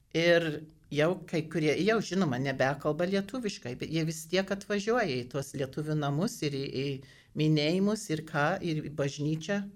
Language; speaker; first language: Lithuanian; early bilingual, heritage; Lithuanian